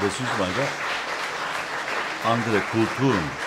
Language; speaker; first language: German; non-native, fluent; Turkish